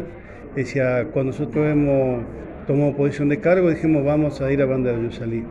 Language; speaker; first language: Spanish; native; Spanish